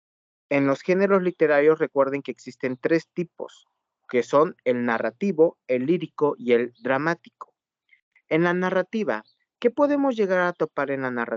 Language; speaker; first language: Spanish; native; Spanish